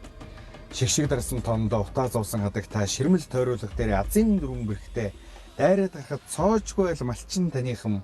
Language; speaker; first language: Mongolian; native; Mongolian